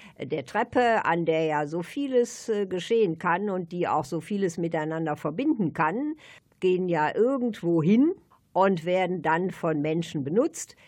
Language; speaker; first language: German; native; German